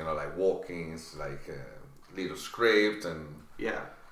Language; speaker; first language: English; non-native, fluent; Italian